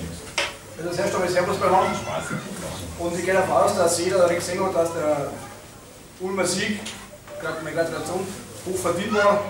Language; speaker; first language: German; native; German